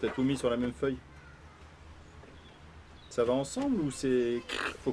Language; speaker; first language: French; native; French